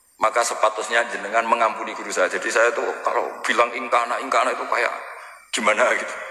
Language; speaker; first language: Indonesian; non-native, local second language; Javanese